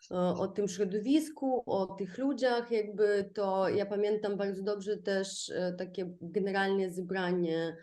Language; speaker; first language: Polish; non-native, fluent; Ukrainian